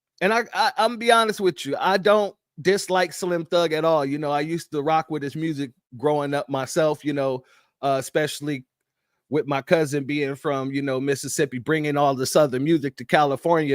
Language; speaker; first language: English; native; English